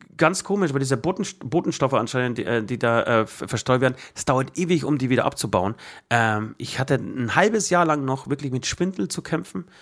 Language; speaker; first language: German; non-native, fluent; Polish